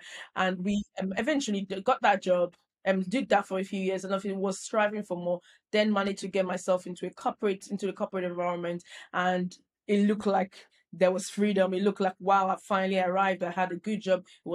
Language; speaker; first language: English; non-native, local second language; Yoruba